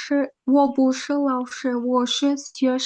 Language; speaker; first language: Chinese; non-native, learner; Uzbek